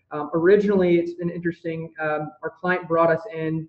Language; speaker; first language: English; native; English